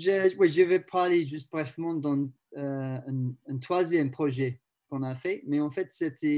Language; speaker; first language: French; non-native, learner; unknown